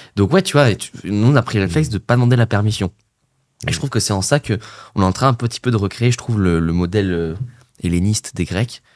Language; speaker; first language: French; native; French